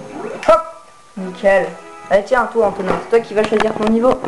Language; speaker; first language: French; native; French